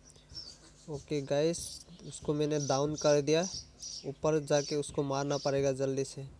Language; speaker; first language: Hindi; non-native, local second language; Assamese